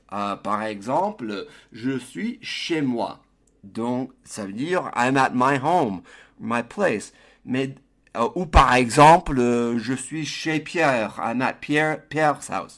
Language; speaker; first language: French; non-native, fluent; English